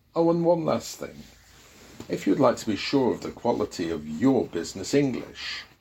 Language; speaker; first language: English; native; English